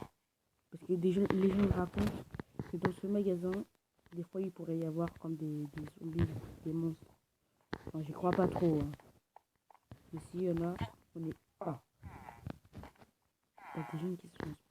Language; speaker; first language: French; native; French